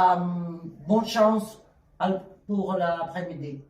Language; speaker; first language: French; non-native, fluent; Greek